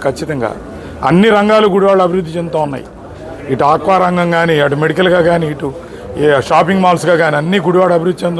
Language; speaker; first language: Telugu; native; Telugu